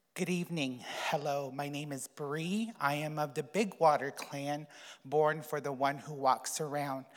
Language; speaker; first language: English; native; English